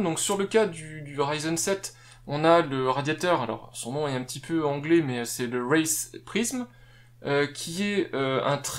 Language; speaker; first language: French; native; French